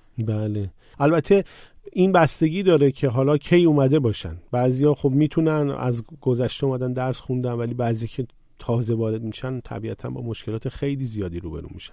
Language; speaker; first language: Persian; native; Persian